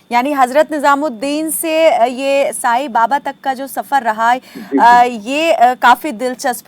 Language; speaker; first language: Hindi; native; Hindi